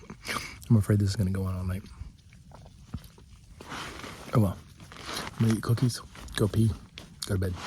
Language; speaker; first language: English; native; English